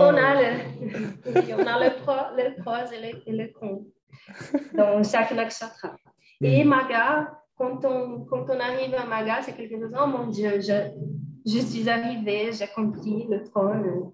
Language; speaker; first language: French; non-native, fluent; Portuguese